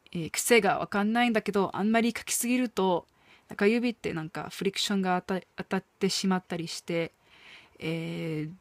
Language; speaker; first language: Japanese; non-native, fluent; English